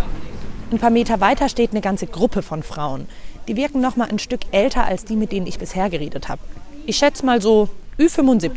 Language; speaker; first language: German; native; German